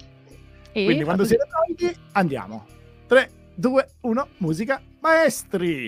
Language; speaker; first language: Italian; native; Italian